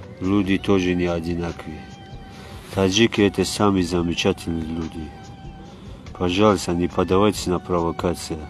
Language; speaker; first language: Russian; non-native, local second language; Tajik